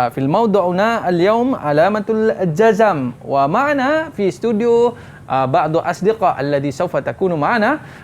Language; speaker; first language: Arabic; non-native, learner; Malay